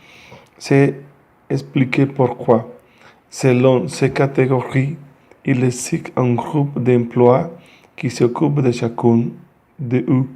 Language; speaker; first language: French; non-native, learner; Spanish